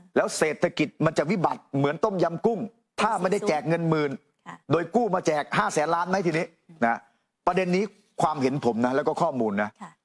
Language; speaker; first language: Thai; native; Thai